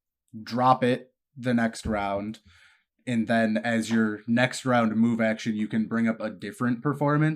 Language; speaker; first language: English; native; English